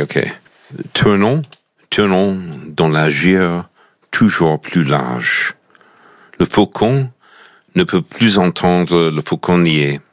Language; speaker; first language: French; non-native, fluent; English